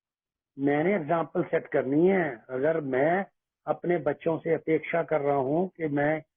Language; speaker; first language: Hindi; native; Hindi